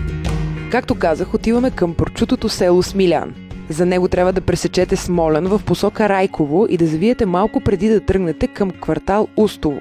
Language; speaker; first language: Bulgarian; native; Bulgarian